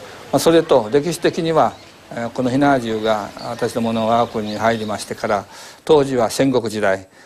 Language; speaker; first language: Japanese; native; Japanese